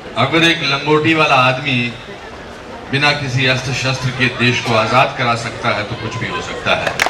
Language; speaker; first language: Hindi; native; Hindi